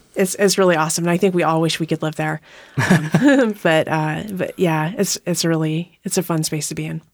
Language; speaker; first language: English; native; English